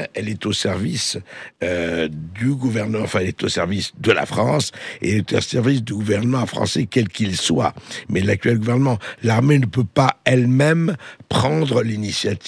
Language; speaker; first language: French; native; French